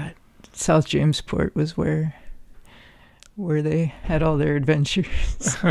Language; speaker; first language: English; native; English